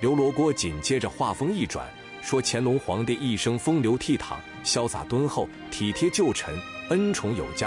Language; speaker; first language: Chinese; native; Chinese